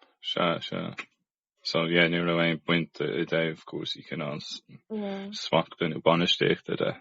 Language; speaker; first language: Irish; non-native, local second language; English